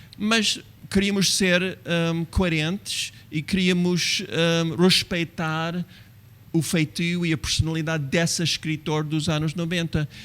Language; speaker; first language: Portuguese; non-native, fluent; English